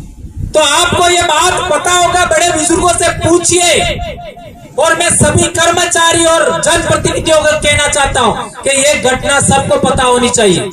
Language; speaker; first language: Hindi; non-native, local second language; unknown